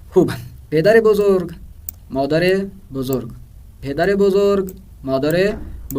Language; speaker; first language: Persian; non-native, fluent; Urdu